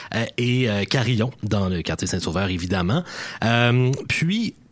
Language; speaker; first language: French; native; French